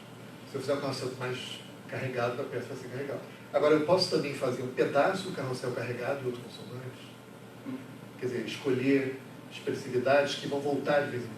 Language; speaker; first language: Portuguese; native; Portuguese